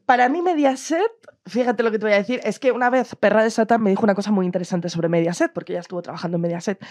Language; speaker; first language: Spanish; native; Spanish